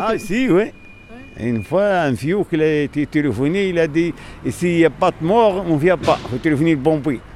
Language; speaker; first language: French; non-native, local second language; Arabic